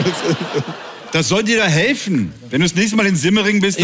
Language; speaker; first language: German; native; German